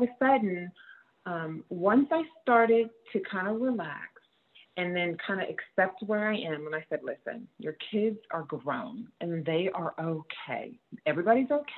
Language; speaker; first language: English; native; English